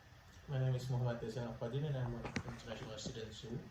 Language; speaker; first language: English; non-native, learner; Indonesian